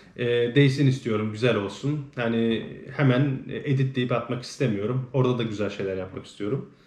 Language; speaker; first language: Turkish; early bilingual, heritage; Turkish